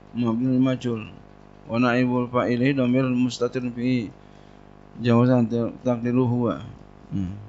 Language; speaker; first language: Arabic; non-native, fluent; Indonesian